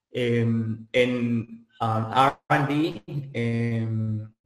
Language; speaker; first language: Spanish; native; Spanish